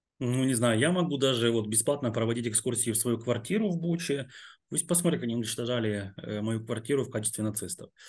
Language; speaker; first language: Russian; non-native, local second language; Ukrainian